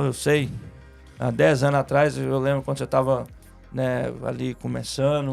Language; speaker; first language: Portuguese; native; Portuguese